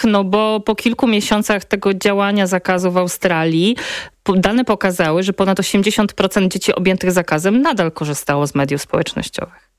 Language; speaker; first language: Polish; native; Polish